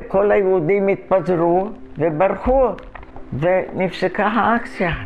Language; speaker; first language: Hebrew; non-native, fluent; Polish